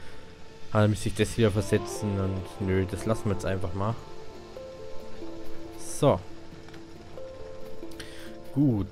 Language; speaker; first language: German; native; German